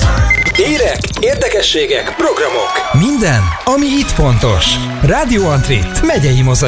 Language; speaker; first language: Hungarian; native; Hungarian